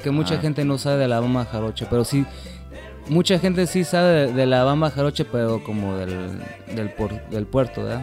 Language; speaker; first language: Spanish; early bilingual, heritage; Spanish